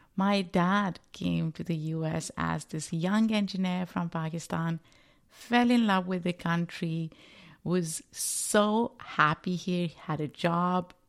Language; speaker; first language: English; non-native, local second language; Urdu